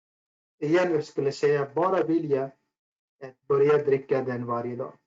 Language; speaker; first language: Swedish; non-native, fluent; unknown